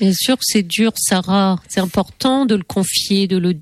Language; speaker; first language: French; native; French